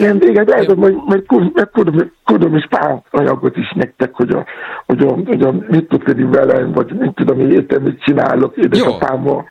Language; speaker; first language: Hungarian; non-native, fluent; Yoruba